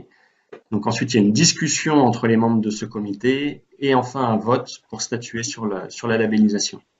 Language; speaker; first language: French; native; French